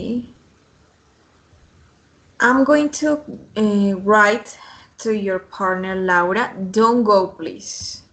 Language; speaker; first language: English; non-native, fluent; Spanish